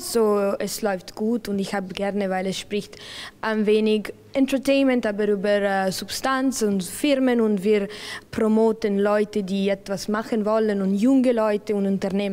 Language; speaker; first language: German; non-native, local second language; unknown